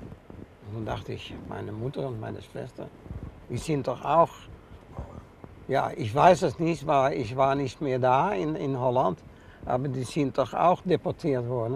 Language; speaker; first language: German; non-native, fluent; Dutch